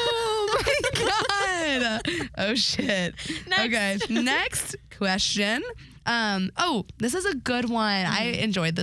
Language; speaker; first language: English; native; English